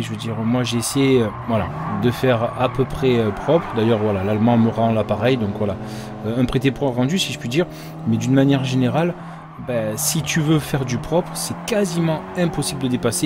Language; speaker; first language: French; native; French